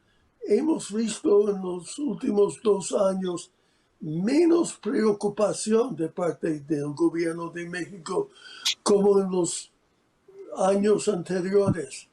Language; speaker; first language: Spanish; non-native, fluent; English